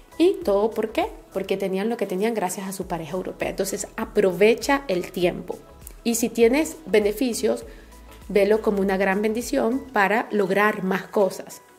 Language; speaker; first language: Spanish; native; Spanish